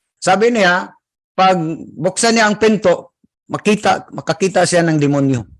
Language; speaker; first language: Filipino; non-native, local second language; Cebuano